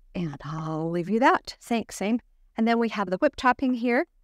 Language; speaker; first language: English; native; English